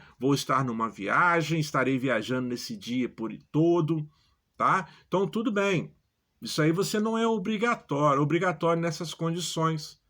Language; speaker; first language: Portuguese; native; Portuguese